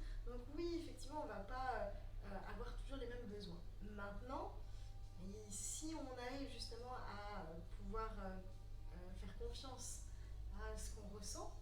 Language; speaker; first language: French; native; French